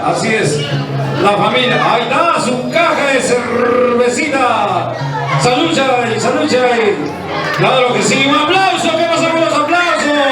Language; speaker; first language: Spanish; native; Spanish